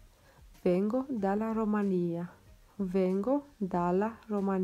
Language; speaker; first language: Italian; non-native, fluent; Romanian